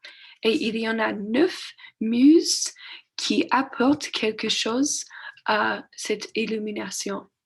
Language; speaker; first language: French; non-native, learner; English